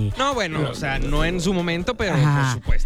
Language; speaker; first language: Spanish; native; Spanish